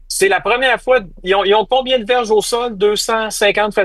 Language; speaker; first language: French; native; French